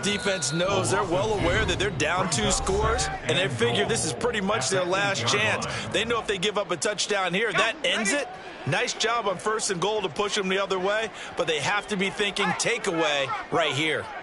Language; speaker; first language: English; native; English